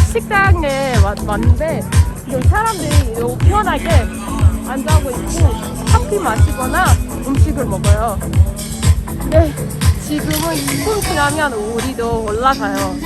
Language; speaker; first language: Korean; non-native, learner; Persian